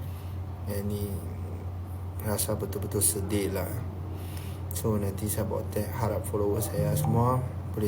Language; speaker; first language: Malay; non-native, local second language; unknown